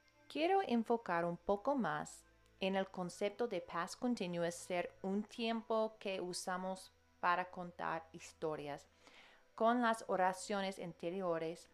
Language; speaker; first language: Spanish; non-native, fluent; English